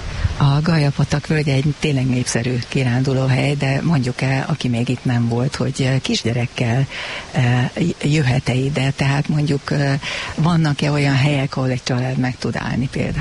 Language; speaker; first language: Hungarian; native; Hungarian